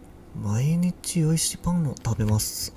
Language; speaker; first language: Japanese; non-native, learner; English